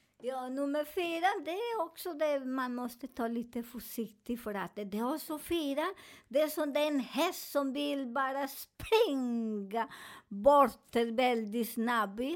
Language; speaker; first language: Swedish; non-native, learner; Spanish